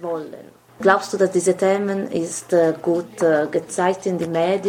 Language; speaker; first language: German; non-native, learner; Italian